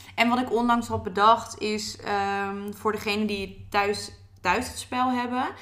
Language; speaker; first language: Dutch; native; Dutch